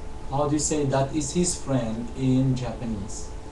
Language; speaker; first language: English; non-native, local second language; Chavacano